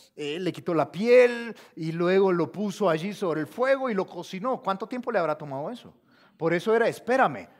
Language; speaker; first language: Spanish; native; Spanish